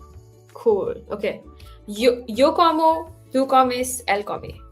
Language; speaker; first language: Spanish; non-native, learner; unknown